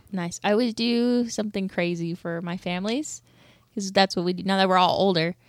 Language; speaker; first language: English; native; English